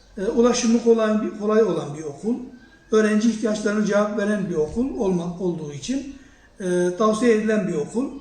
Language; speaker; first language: Turkish; native; Turkish